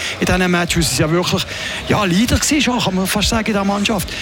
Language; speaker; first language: German; native; German